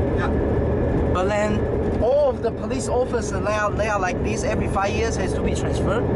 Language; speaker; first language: English; non-native, fluent; Chinese